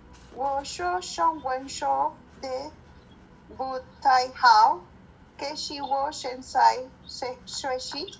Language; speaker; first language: Chinese; non-native, learner; English